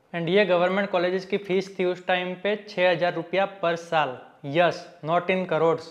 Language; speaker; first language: Hindi; non-native, local second language; Gujarati